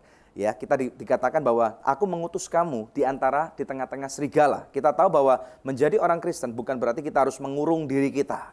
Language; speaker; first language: Indonesian; native; Indonesian